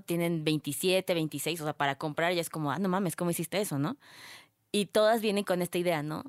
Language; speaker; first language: Spanish; native; Spanish